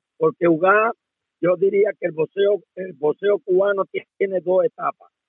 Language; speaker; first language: Spanish; native; Spanish